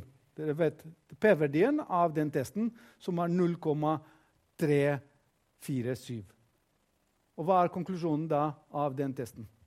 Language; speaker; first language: Norwegian; non-native, fluent; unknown